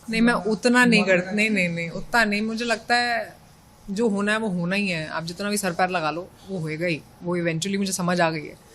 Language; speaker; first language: Hindi; native; Hindi